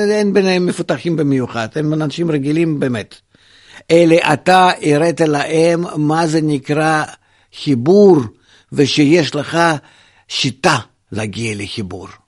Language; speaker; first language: Hebrew; non-native, fluent; Russian